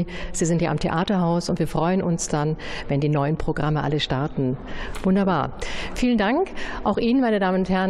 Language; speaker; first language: German; native; German